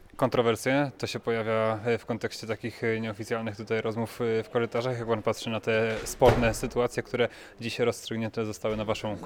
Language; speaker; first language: Polish; native; Polish